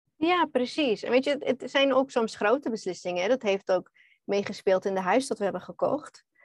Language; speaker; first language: Dutch; non-native, fluent; English